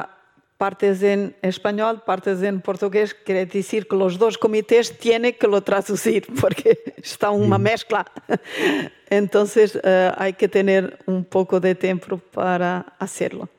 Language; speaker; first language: Spanish; non-native, learner; Portuguese